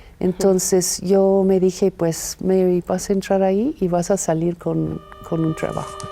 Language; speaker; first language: Spanish; non-native, fluent; English